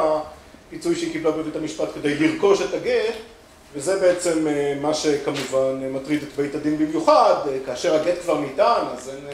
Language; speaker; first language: Hebrew; native; Hebrew